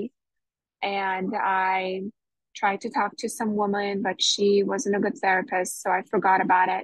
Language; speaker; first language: English; native; English